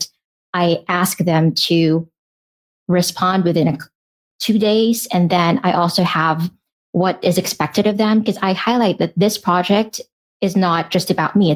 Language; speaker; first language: English; non-native, local second language; Filipino